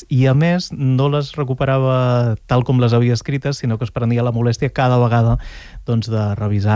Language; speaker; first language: Catalan; native; Catalan